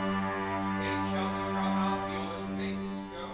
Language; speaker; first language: English; native; English